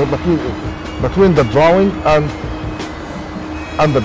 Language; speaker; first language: English; non-native, learner; Arabic